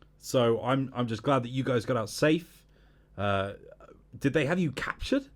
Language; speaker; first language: English; native; English